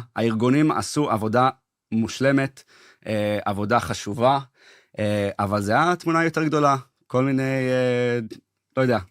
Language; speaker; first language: Hebrew; early bilingual, heritage; English